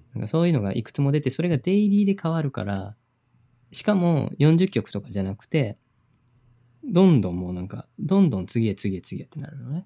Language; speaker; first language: Japanese; native; Japanese